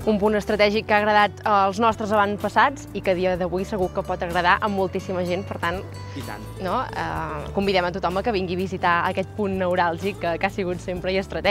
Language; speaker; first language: Catalan; native; Catalan